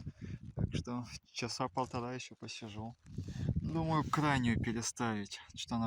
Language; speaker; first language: Russian; native; Russian